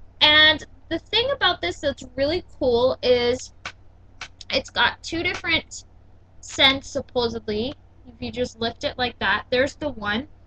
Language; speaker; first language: English; native; English